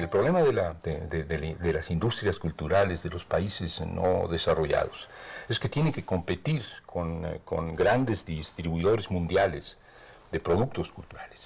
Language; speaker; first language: Spanish; native; Spanish